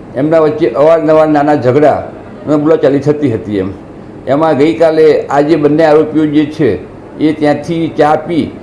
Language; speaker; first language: Gujarati; native; Gujarati